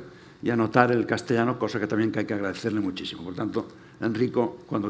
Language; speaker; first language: Spanish; native; Spanish